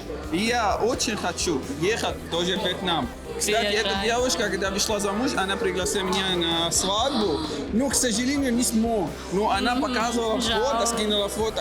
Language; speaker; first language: Russian; non-native, learner; Arabic